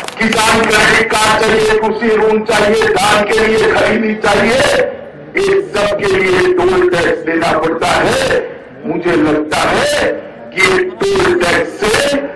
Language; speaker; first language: Hindi; non-native, local second language; Gujarati